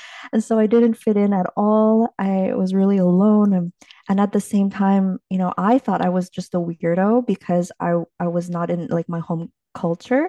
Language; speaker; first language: English; early bilingual, other home language; Chinese